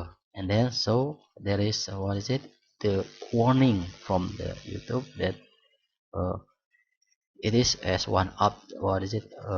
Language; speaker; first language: English; non-native, learner; Indonesian